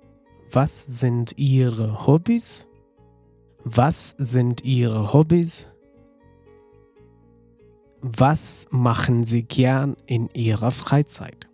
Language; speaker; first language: German; non-native, fluent; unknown